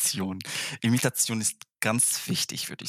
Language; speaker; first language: German; non-native, fluent; Arabic